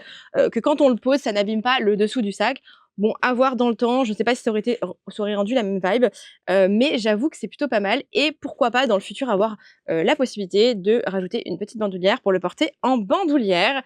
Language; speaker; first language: French; native; French